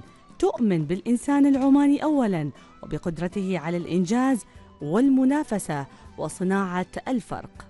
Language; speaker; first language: Arabic; native; Arabic